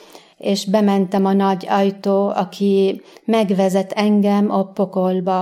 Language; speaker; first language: Hungarian; non-native, fluent; Arabic